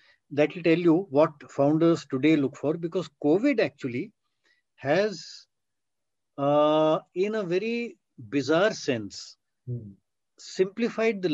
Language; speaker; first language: English; non-native, local second language; Hindi